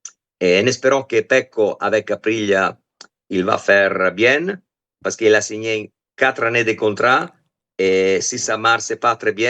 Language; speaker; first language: French; non-native, fluent; Italian